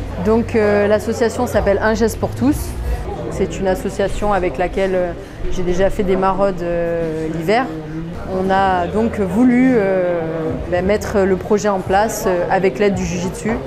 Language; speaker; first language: French; native; French